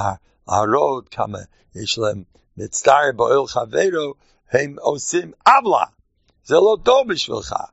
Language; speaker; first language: Hebrew; non-native, fluent; English